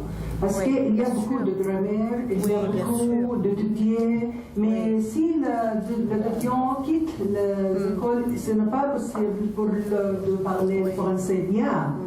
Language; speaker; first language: French; non-native, learner; Arabic